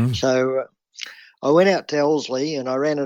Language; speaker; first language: English; native; English